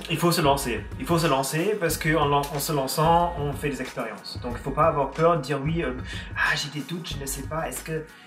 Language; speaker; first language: French; non-native, fluent; German